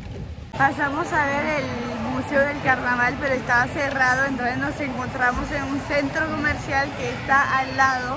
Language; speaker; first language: Spanish; non-native, fluent; French